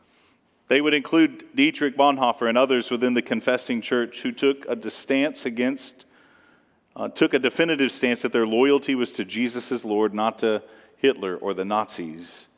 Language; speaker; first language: English; native; English